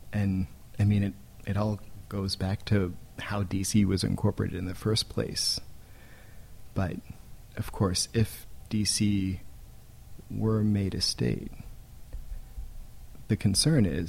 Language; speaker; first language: English; native; English